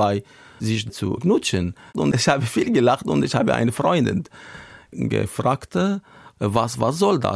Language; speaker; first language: German; non-native, learner; Arabic